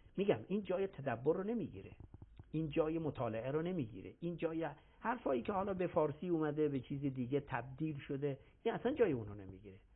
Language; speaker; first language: Persian; native; Persian